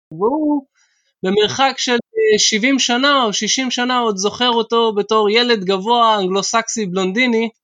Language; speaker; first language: Hebrew; early bilingual, other home language; English